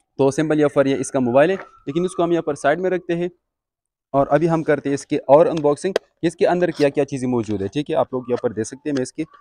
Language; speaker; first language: Urdu; non-native, local second language; Pashto